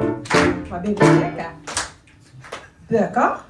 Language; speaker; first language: Norwegian; non-native, learner; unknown